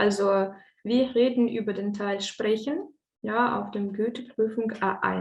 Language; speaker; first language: German; non-native, fluent; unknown